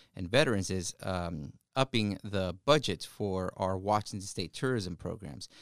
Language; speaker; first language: English; early bilingual, other home language; Spanish